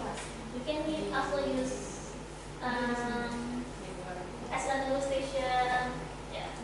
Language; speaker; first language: English; non-native, fluent; Indonesian